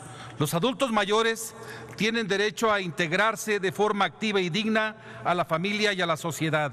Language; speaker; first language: Spanish; native; Spanish